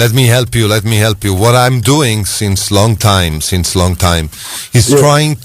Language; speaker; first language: English; non-native, fluent; Italian